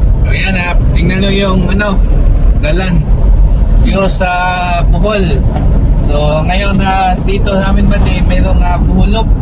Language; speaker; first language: Filipino; non-native, local second language; Cebuano